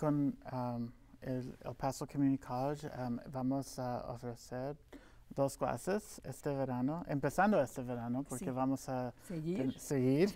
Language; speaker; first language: Spanish; non-native, local second language; English